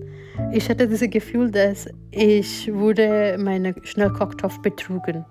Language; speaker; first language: German; non-native, fluent; Gujarati